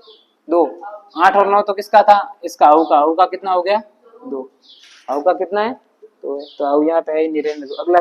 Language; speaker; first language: Hindi; native; Hindi